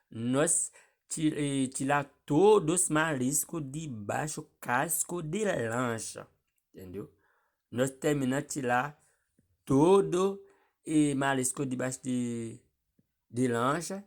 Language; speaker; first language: Portuguese; non-native, learner; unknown